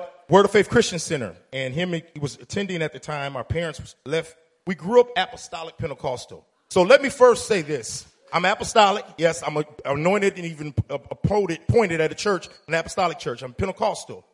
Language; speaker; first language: English; native; English